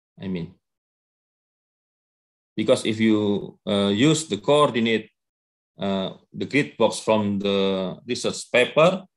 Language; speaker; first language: English; non-native, learner; Indonesian